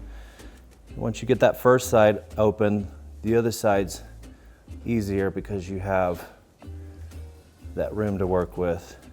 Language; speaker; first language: English; native; English